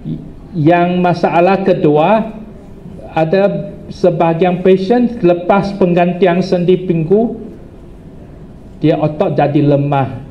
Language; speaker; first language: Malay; non-native, local second language; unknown